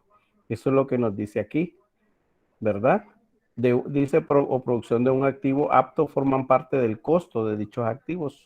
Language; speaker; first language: Spanish; native; Spanish